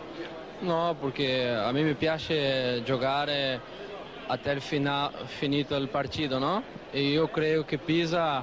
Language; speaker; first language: Italian; non-native, learner; Portuguese